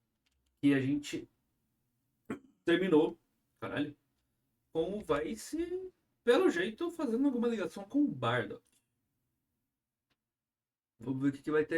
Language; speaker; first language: Portuguese; native; Portuguese